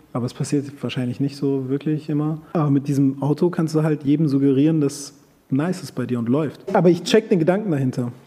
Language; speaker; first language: German; early bilingual, other home language; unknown